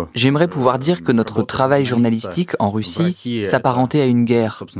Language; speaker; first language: French; non-native, fluent; Russian